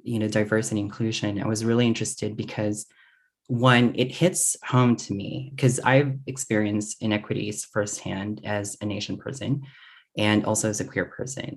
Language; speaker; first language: English; non-native, local second language; Filipino